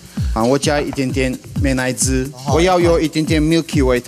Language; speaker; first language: Chinese; non-native, fluent; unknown